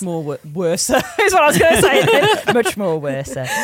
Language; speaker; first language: English; native; English